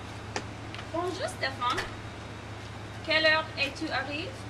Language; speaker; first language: French; non-native, learner; English